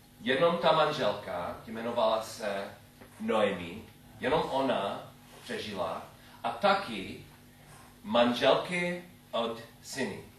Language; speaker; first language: Czech; non-native, learner; English